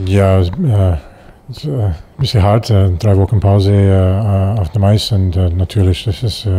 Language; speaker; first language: German; non-native, learner; English